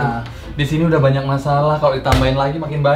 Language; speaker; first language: Indonesian; native; Indonesian